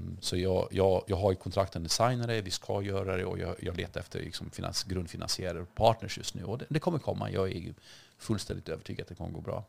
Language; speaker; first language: Swedish; early bilingual, other home language; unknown